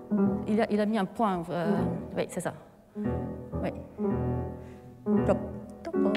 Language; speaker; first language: French; non-native, fluent; Japanese